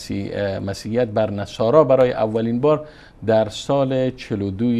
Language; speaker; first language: Persian; native; Persian